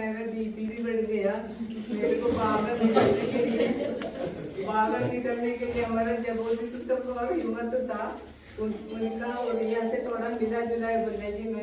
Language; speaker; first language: Hindi; non-native, local second language; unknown